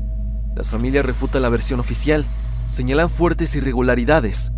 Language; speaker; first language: Spanish; native; Spanish